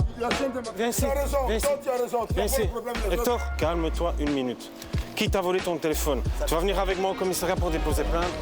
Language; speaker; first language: French; native; French